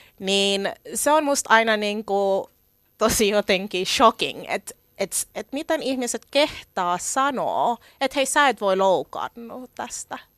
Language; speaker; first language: Finnish; early bilingual, other home language; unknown